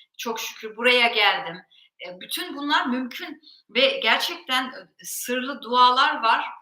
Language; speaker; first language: Turkish; early bilingual, heritage; Turkish